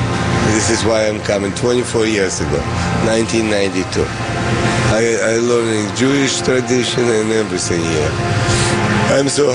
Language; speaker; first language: English; non-native, fluent; Russian